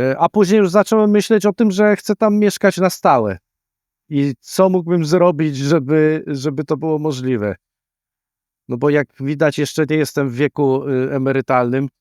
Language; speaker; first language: Polish; native; Polish